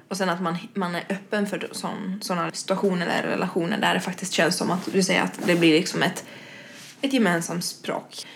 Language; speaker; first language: Swedish; native; Swedish